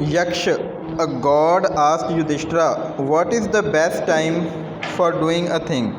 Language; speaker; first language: English; non-native, local second language; Punjabi